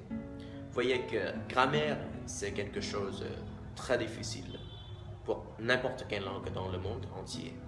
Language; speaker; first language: French; non-native, fluent; Vietnamese